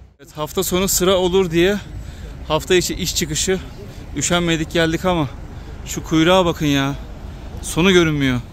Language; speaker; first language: Turkish; native; Turkish